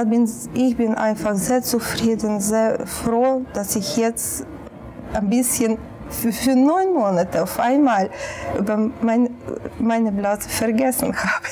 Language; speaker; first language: German; non-native, fluent; Russian